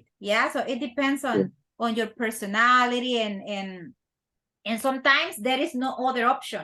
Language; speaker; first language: English; non-native, fluent; Spanish